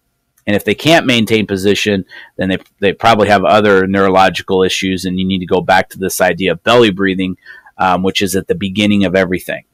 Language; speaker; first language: English; native; English